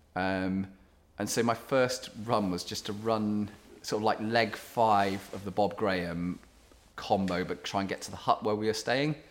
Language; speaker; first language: English; native; English